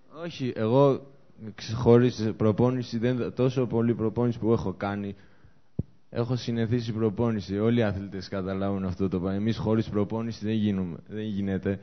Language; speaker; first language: Greek; non-native, fluent; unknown